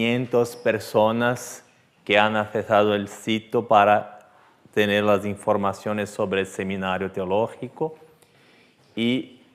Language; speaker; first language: Spanish; non-native, fluent; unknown